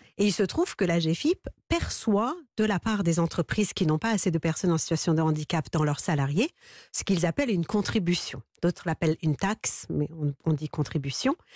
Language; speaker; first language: French; early bilingual, other home language; Persian